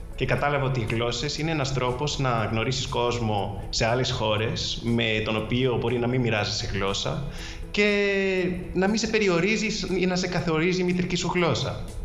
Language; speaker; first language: Greek; early bilingual, heritage; English